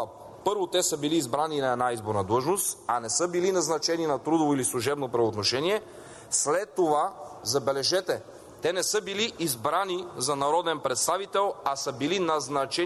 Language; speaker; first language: Bulgarian; native; Bulgarian